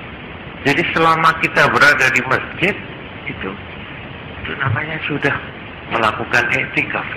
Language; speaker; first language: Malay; non-native, local second language; Javanese